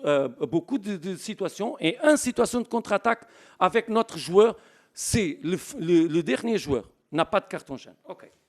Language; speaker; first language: French; non-native, learner; Portuguese